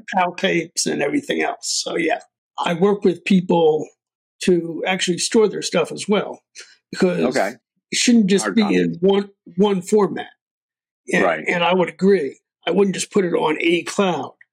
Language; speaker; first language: English; native; English